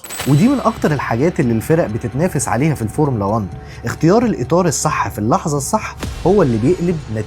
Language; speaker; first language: Arabic; native; Arabic